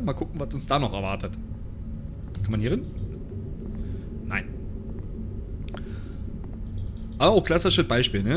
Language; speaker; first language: German; native; German